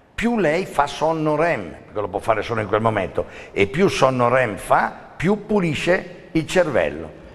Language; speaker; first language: Italian; native; Italian